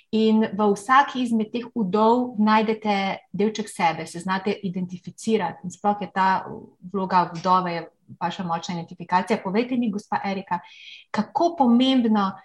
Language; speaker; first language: Slovenian; native; Slovenian